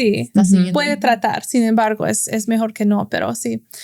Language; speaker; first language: Spanish; non-native, fluent; English